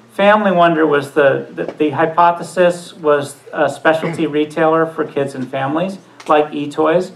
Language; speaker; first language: English; native; English